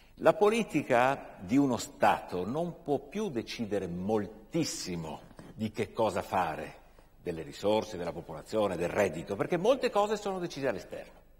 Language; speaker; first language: Italian; native; Italian